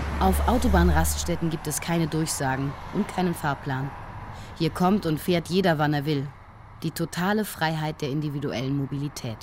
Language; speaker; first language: German; native; German